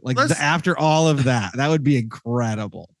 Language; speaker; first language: English; native; English